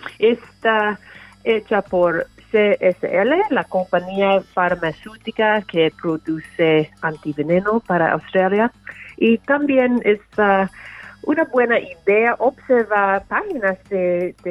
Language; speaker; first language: Spanish; non-native, learner; English